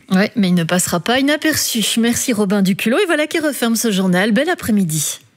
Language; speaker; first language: French; native; French